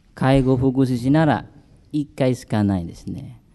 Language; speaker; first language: Japanese; non-native, fluent; Indonesian